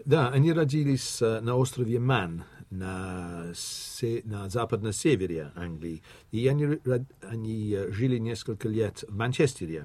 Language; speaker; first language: Russian; non-native, fluent; English